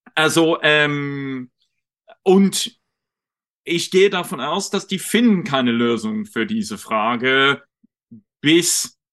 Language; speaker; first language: German; non-native, fluent; English